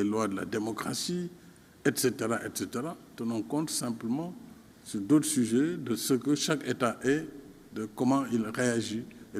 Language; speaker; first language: French; non-native, local second language; Fula